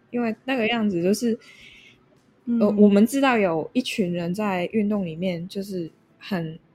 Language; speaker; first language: Chinese; non-native, local second language; Cantonese